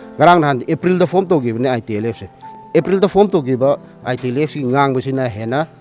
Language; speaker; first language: Manipuri; native; Manipuri